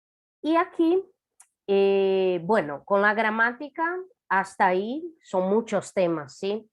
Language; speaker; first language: Spanish; non-native, fluent; Portuguese